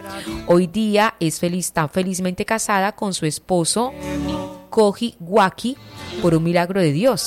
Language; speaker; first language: Spanish; native; Spanish